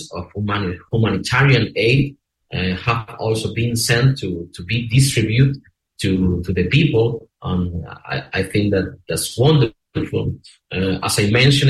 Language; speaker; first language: English; non-native, learner; Spanish